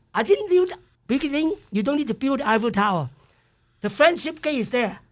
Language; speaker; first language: English; non-native, local second language; Cantonese